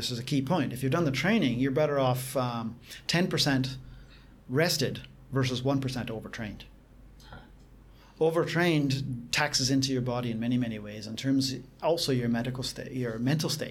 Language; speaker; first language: English; native; English